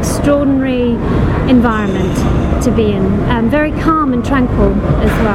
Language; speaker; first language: English; native; English